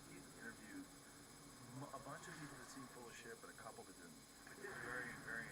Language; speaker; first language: English; native; English